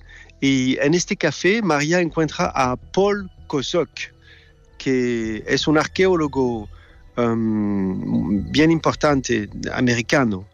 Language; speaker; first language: Spanish; non-native, learner; French